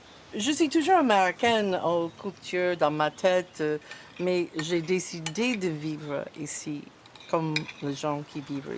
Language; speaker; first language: French; non-native, fluent; English